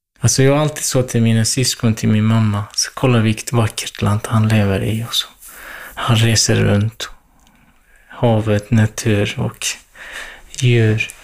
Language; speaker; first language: Swedish; non-native, fluent; Kurdish